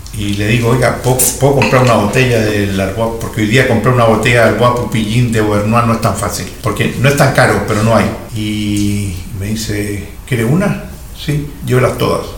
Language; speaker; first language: Spanish; native; Spanish